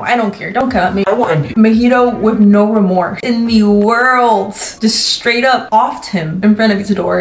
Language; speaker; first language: English; native; English